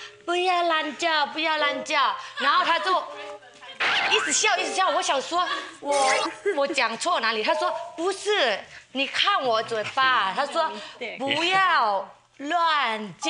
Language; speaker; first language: Chinese; non-native, fluent; Thai